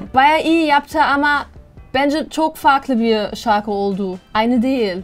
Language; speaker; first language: Turkish; non-native, learner; Spanish